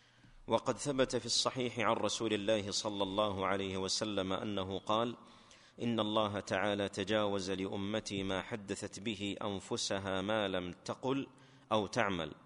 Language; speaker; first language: Arabic; native; Arabic